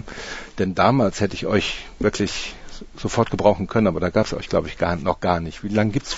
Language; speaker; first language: German; native; German